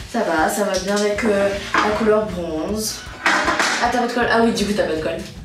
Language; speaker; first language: French; early bilingual, other home language; Russian